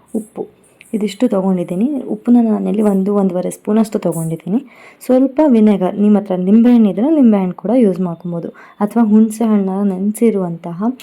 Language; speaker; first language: Kannada; non-native, local second language; Konkani